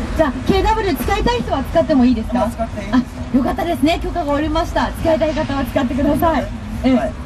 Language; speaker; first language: Japanese; native; Japanese